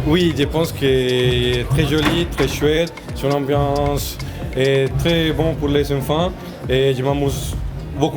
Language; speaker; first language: French; non-native, learner; Spanish